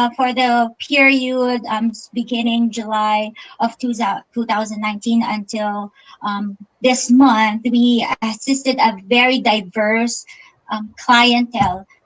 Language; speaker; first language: English; non-native, local second language; Filipino